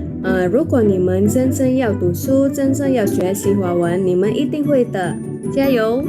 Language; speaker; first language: Chinese; non-native, learner; Indonesian